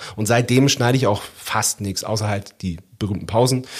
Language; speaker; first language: German; native; German